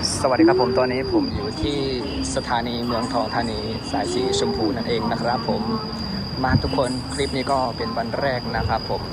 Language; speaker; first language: Thai; native; Thai